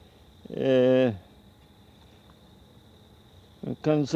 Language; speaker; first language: Swedish; early bilingual, heritage; Swedish